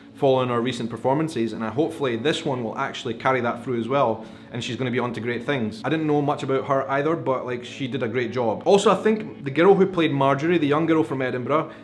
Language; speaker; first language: English; native; English